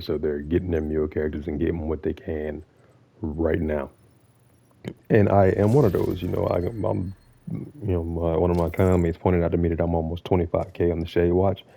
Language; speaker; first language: English; native; English